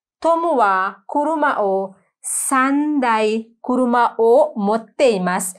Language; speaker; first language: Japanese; non-native, learner; Sinhala